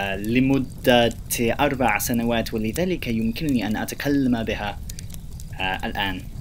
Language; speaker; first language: Urdu; non-native, learner; English